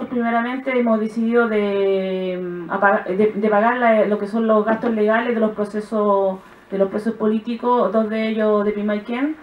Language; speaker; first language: Spanish; native; Spanish